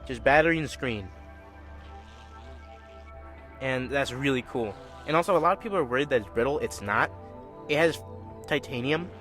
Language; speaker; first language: English; native; English